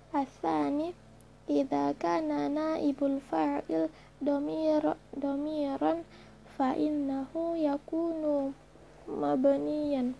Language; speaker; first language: Arabic; non-native, learner; Indonesian